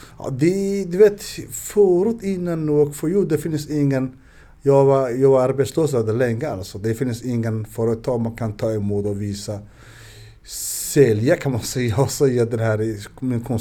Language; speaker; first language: Swedish; non-native, learner; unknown